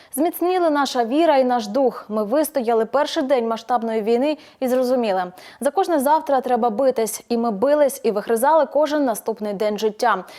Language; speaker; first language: Ukrainian; native; Ukrainian